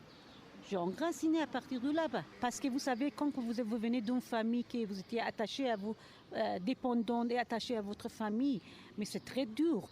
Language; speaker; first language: French; non-native, fluent; Persian